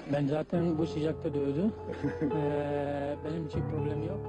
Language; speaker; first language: Turkish; non-native, learner; French